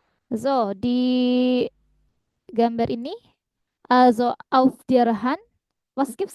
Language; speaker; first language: German; non-native, fluent; Indonesian